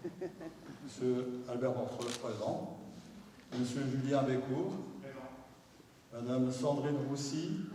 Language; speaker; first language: French; native; French